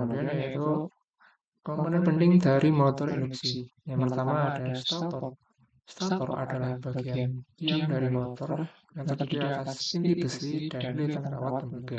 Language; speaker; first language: Indonesian; native; Indonesian